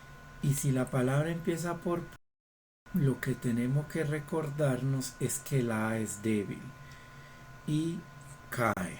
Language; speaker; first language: Spanish; non-native, fluent; Italian